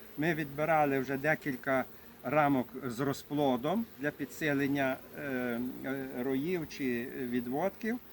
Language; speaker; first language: Ukrainian; native; Ukrainian